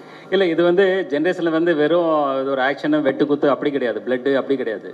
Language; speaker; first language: Tamil; native; Tamil